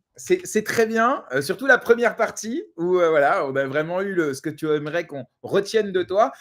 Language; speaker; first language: French; native; French